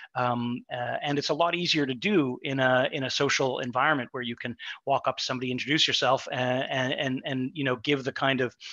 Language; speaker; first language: English; native; English